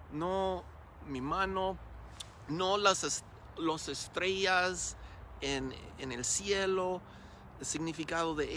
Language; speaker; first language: Spanish; non-native, learner; English